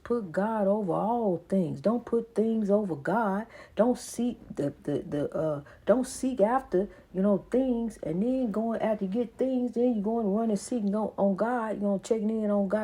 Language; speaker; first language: English; native; English